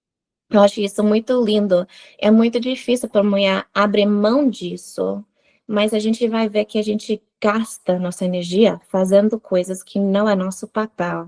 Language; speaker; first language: Portuguese; non-native, fluent; English